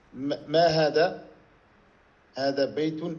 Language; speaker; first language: Arabic; non-native, learner; French